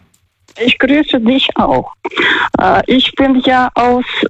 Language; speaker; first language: German; non-native, fluent; Russian